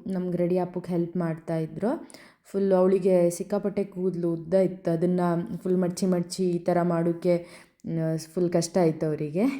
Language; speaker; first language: Kannada; native; Kannada